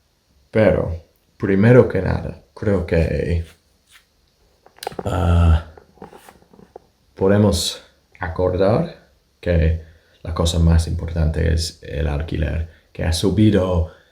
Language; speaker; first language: Spanish; non-native, fluent; English